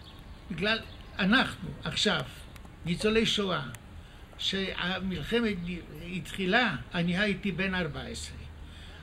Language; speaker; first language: Hebrew; non-native, fluent; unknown